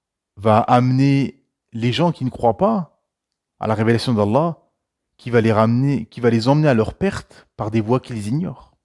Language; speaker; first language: French; native; French